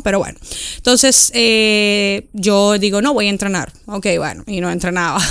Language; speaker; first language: Spanish; native; Spanish